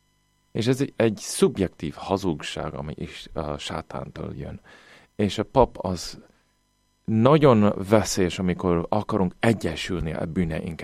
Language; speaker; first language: Hungarian; non-native, fluent; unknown